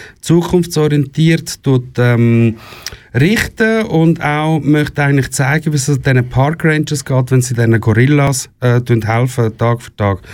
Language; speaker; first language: German; native; German